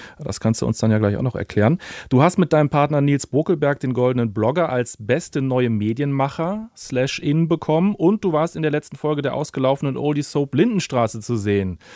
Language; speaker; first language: German; native; German